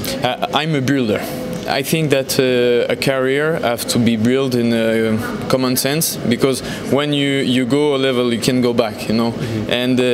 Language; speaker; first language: English; non-native, learner; French